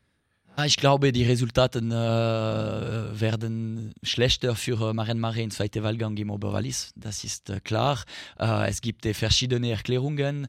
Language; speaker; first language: German; non-native, fluent; French